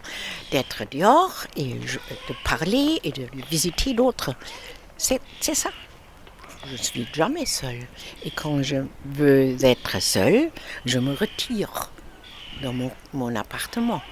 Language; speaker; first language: French; non-native, fluent; German